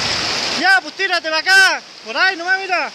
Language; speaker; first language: Spanish; native; Spanish